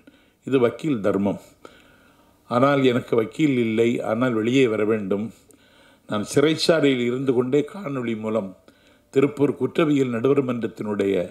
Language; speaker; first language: Tamil; native; Tamil